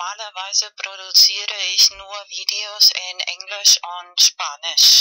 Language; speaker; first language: German; non-native, learner; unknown